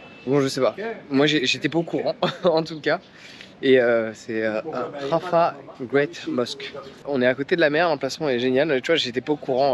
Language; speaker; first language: French; native; French